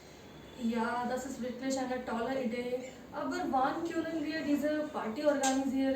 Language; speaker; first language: German; non-native, learner; Hindi